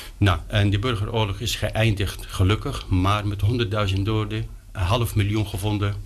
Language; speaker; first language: Dutch; non-native, fluent; Arabic